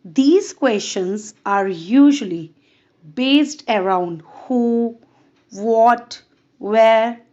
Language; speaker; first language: English; non-native, local second language; Punjabi